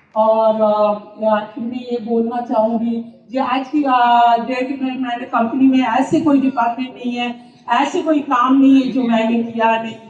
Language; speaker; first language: Hindi; non-native, local second language; Bangla